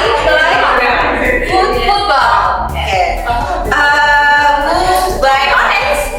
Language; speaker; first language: English; non-native, learner; Indonesian